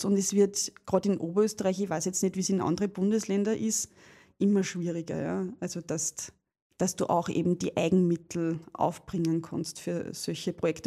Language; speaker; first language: German; native; German